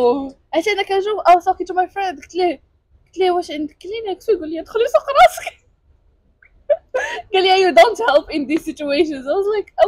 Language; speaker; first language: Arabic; native; Arabic